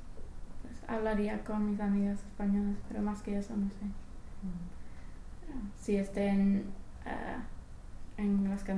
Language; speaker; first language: Spanish; non-native, fluent; English